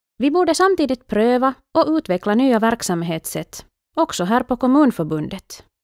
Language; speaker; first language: Swedish; native; Swedish